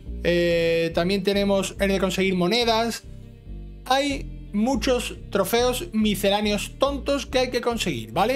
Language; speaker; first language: Spanish; native; Spanish